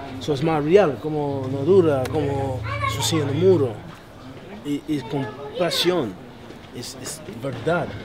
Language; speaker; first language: Spanish; non-native, learner; English